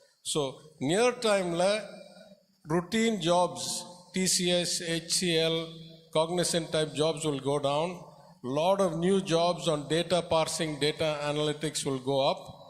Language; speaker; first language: English; non-native, local second language; Tamil